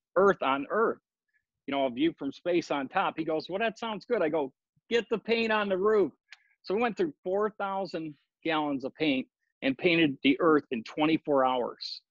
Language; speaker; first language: English; native; English